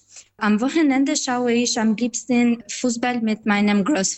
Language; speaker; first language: German; non-native, fluent; Albanian